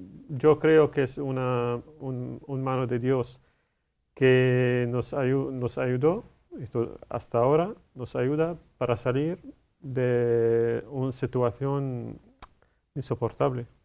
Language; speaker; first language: Spanish; non-native, learner; Arabic